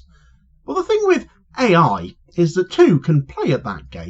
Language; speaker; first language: English; native; English